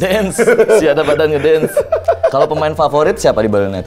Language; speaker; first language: Indonesian; native; Indonesian